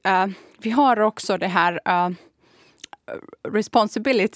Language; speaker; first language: Swedish; non-native, fluent; Kurdish